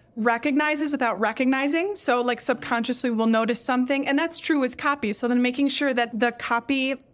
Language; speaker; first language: English; native; English